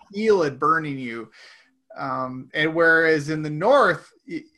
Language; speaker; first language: English; native; English